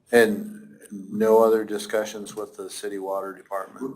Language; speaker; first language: English; native; English